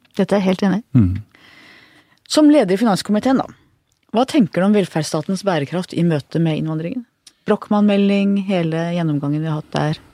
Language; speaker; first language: Norwegian; native; Norwegian